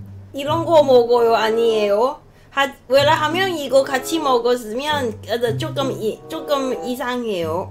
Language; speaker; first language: Korean; non-native, learner; Cantonese